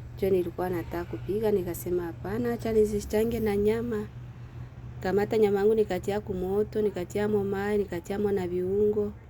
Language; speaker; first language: Swahili; native; Swahili